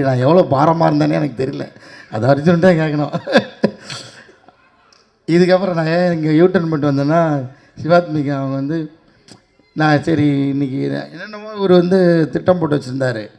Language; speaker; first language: Tamil; native; Tamil